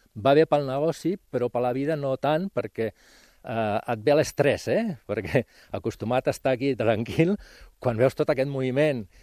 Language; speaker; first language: Catalan; native; Catalan